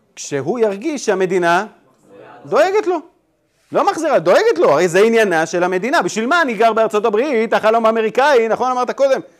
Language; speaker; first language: Hebrew; native; Hebrew